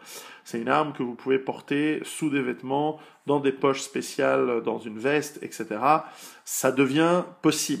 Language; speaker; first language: French; native; French